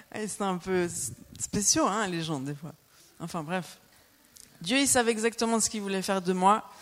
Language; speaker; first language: French; native; French